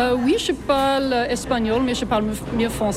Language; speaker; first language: French; non-native, fluent; English